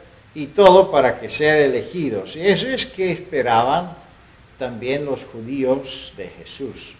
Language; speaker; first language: Spanish; non-native, fluent; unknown